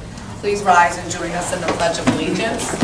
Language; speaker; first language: English; native; English